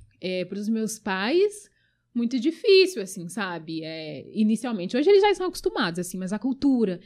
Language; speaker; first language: Portuguese; early bilingual, other home language; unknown